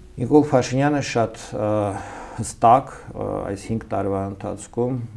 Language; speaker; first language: Armenian; native; Armenian